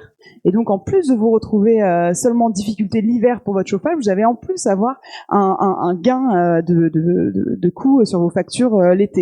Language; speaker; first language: French; native; French